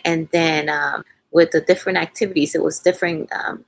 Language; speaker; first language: English; non-native, fluent; Spanish